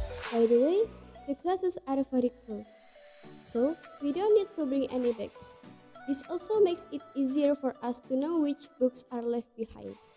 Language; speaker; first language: English; non-native, fluent; Indonesian